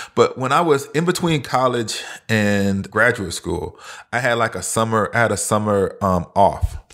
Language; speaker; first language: English; native; English